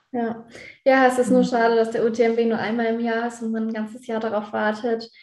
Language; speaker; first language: German; native; German